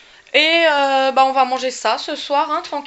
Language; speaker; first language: French; native; French